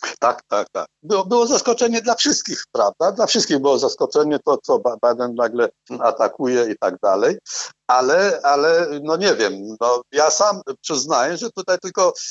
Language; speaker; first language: Polish; non-native, fluent; Arabic